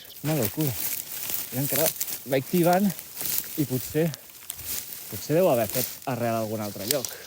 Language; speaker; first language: Catalan; native; Catalan